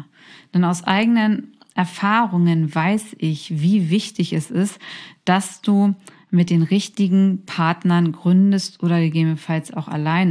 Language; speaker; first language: German; native; German